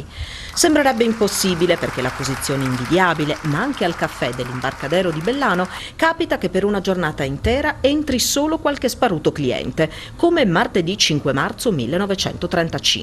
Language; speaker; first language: Italian; native; Italian